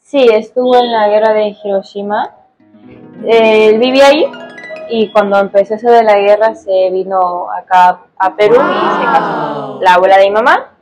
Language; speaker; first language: Spanish; early bilingual, heritage; Spanish